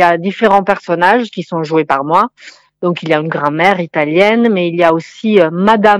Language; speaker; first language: French; non-native, fluent; Italian